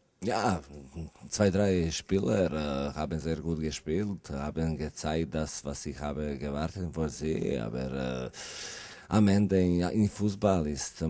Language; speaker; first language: German; non-native, learner; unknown